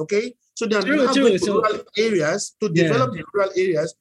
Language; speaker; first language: English; non-native, local second language; Yoruba